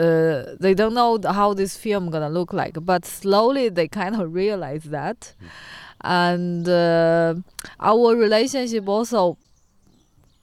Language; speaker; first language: English; non-native, learner; Chinese